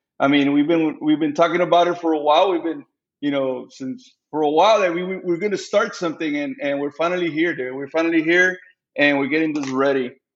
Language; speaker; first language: English; early bilingual, other home language; Spanish